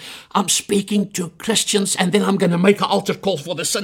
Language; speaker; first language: English; non-native, local second language; Afrikaans